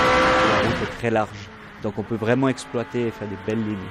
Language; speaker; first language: French; native; French